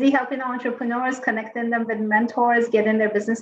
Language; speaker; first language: English; non-native, fluent; Persian